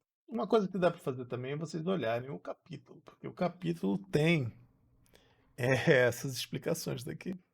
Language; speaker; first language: Portuguese; native; Portuguese